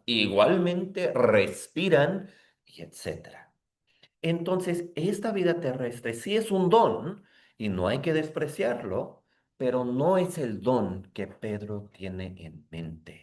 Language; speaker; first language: Spanish; native; Spanish